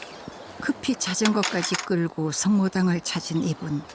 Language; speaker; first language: Korean; native; Korean